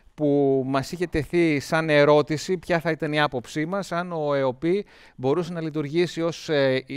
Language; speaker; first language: Greek; native; Greek